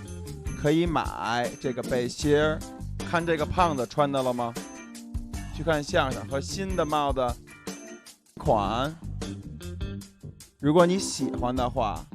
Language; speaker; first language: Chinese; non-native, learner; English